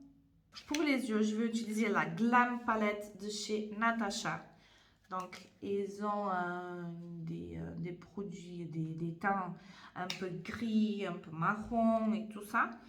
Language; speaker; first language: French; non-native, fluent; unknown